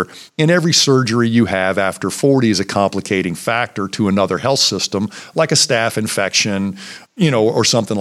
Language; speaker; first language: English; native; English